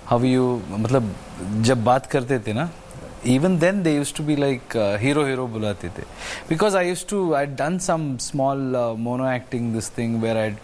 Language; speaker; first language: English; non-native, local second language; Kannada